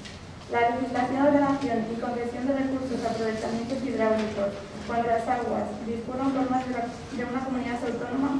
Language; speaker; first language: Spanish; native; Spanish